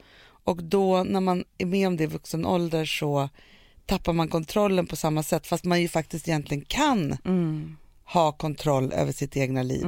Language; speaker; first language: Swedish; native; Swedish